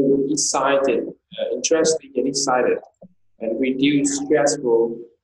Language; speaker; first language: English; non-native, fluent; Vietnamese